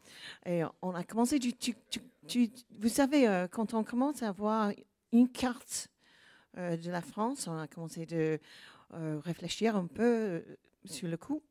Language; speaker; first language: French; non-native, learner; English